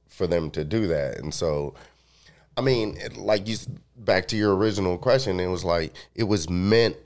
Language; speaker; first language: English; early bilingual, other home language; Spanish